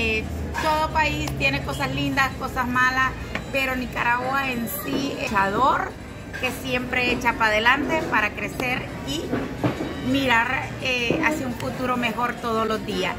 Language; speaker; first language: Spanish; early bilingual, heritage; Spanish